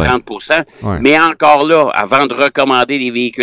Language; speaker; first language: French; native; French